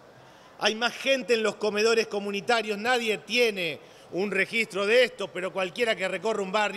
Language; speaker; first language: Spanish; native; Spanish